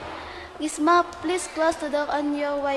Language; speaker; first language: English; non-native, learner; Indonesian